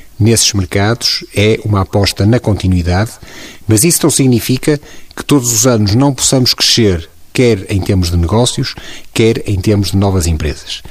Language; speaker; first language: Portuguese; native; Portuguese